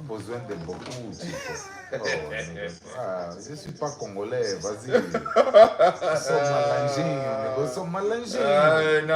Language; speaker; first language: French; non-native, learner; Portuguese